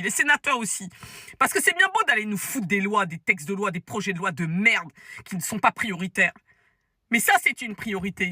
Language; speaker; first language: French; native; French